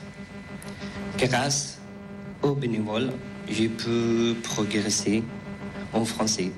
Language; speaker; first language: French; non-native, fluent; Persian